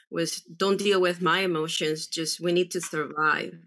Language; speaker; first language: English; early bilingual, other home language; Spanish